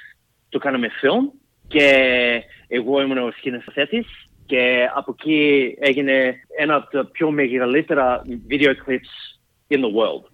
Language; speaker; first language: Greek; early bilingual, heritage; Greek